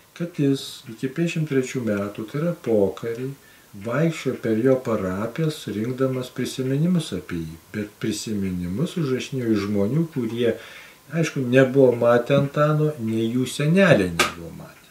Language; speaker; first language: Lithuanian; native; Lithuanian